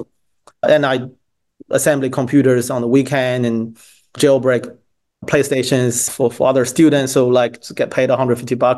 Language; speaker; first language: English; non-native, fluent; Chinese